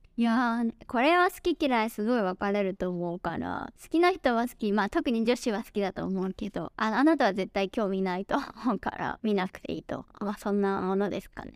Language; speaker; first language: Japanese; native; Japanese